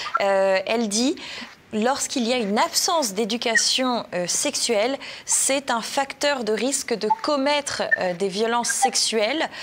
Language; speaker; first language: French; native; French